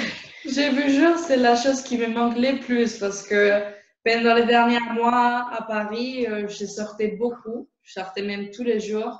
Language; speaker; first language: French; non-native, fluent; Spanish